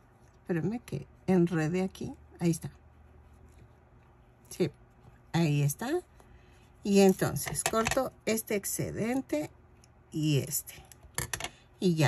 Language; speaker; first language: Spanish; native; Spanish